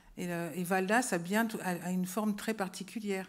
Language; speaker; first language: French; native; French